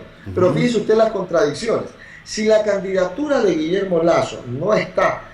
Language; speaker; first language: Spanish; native; Spanish